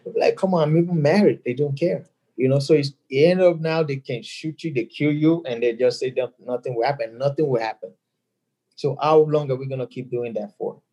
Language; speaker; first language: English; non-native, local second language; Yoruba